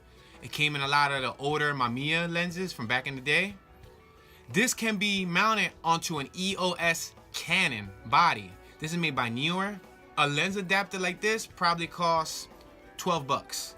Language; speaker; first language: English; native; English